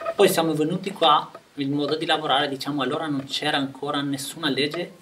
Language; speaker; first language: Italian; non-native, fluent; Albanian